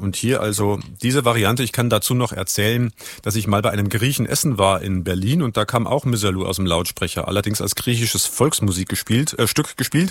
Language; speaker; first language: German; native; German